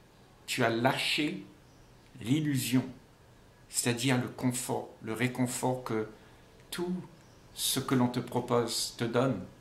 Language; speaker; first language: French; native; French